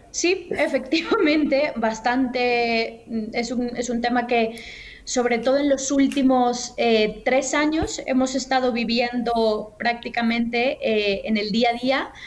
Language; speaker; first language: Spanish; native; Spanish